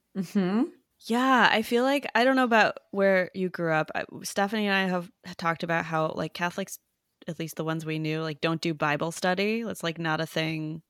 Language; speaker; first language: English; native; English